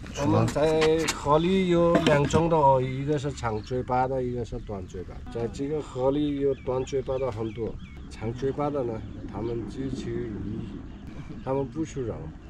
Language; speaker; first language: Chinese; non-native, learner; Nepali